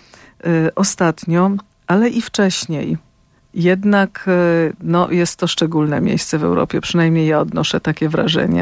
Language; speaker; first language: Polish; native; Polish